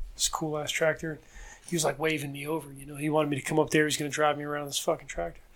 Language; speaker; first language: English; native; English